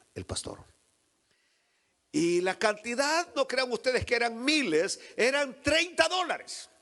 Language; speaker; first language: Spanish; native; Spanish